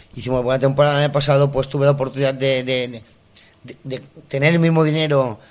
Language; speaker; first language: Spanish; non-native, local second language; Catalan